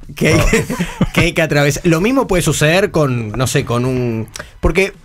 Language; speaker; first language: Spanish; native; Spanish